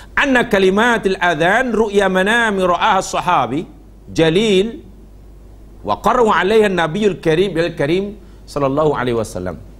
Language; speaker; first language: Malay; native; Malay